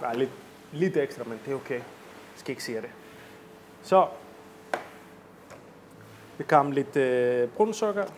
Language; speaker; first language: Danish; non-native, fluent; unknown